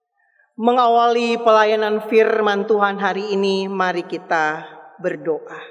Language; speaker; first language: Indonesian; native; Indonesian